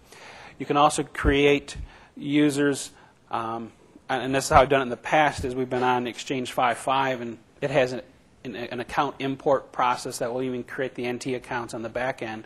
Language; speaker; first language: English; native; English